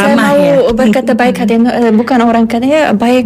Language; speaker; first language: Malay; non-native, learner; Uzbek